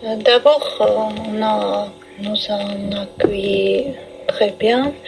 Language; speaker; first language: French; non-native, learner; Armenian